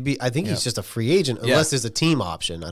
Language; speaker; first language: English; native; English